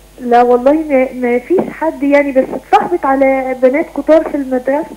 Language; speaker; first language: Arabic; native; Arabic